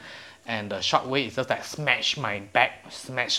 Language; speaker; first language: English; non-native, local second language; Chinese